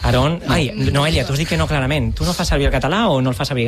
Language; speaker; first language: Catalan; native; Catalan